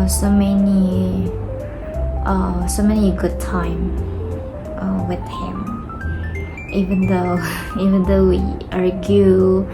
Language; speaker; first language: English; non-native, learner; Indonesian